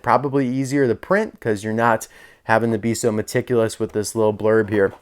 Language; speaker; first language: English; native; English